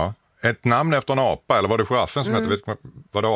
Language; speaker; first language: Swedish; native; Swedish